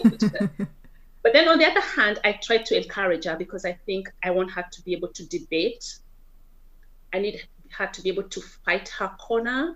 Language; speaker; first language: English; non-native, local second language; Kikuyu